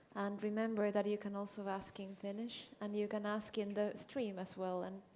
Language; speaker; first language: English; non-native, fluent; Finnish